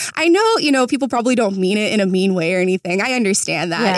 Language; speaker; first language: English; native; English